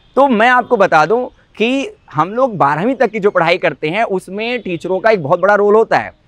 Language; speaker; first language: Hindi; native; Hindi